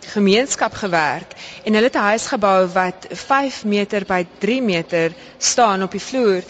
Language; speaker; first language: Afrikaans; early bilingual, heritage; Afrikaans